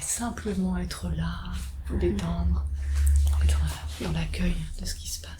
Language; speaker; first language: French; native; French